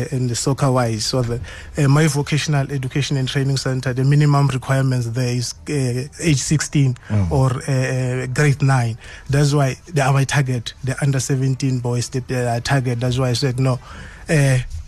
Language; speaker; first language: English; non-native, local second language; Swati